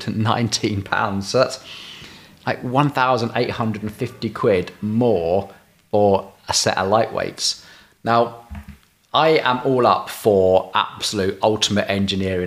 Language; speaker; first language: English; native; English